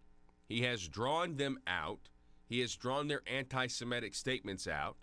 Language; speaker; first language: English; native; English